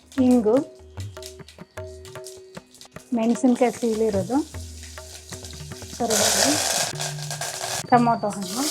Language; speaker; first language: Kannada; native; Kannada